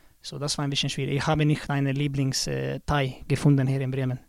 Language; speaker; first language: German; non-native, learner; Swedish